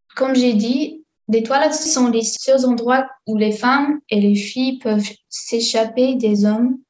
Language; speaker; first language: French; non-native, fluent; English